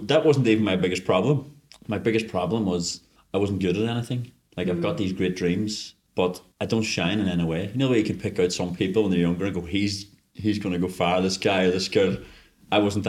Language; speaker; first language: English; native; English